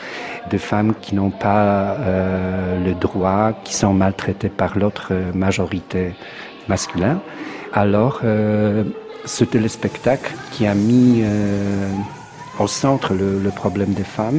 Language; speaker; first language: French; non-native, fluent; Polish